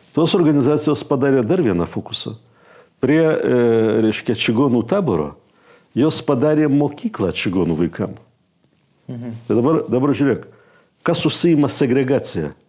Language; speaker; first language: Lithuanian; native; Lithuanian